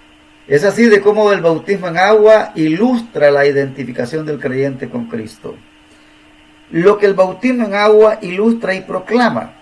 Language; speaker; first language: Spanish; native; Spanish